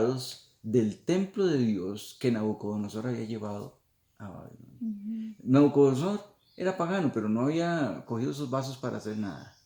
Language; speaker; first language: Spanish; native; Spanish